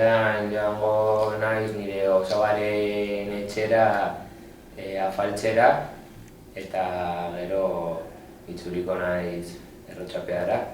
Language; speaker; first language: Basque; non-native, local second language; Spanish